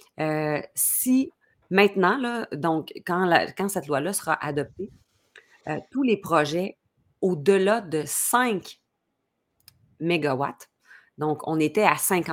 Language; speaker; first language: French; native; French